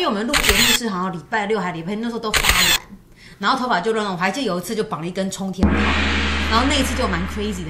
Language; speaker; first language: Chinese; native; Chinese